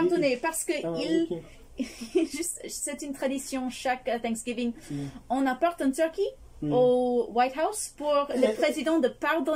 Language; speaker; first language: French; non-native, fluent; English